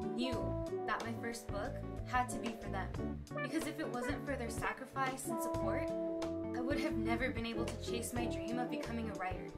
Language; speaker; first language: English; early bilingual, other home language; Spanish